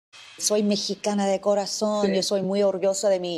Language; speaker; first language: Spanish; non-native, fluent; English